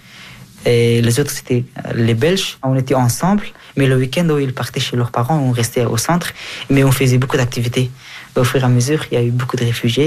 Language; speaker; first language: French; early bilingual, other home language; Persian